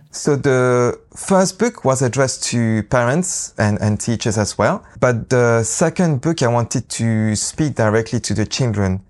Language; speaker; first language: English; non-native, fluent; French